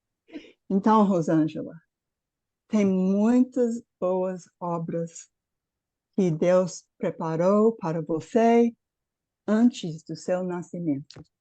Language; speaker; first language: Portuguese; non-native, fluent; English